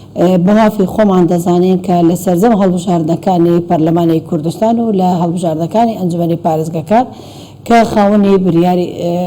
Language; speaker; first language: Central Kurdish; non-native, local second language; Azerbaijani